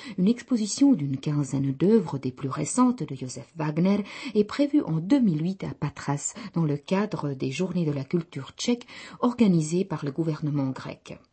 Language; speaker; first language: French; non-native, fluent; Czech